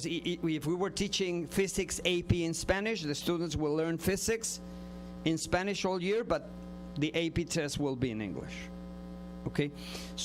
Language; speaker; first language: English; non-native, fluent; Spanish